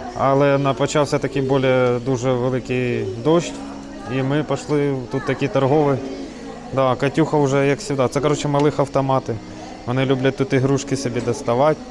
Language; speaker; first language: Ukrainian; native; Ukrainian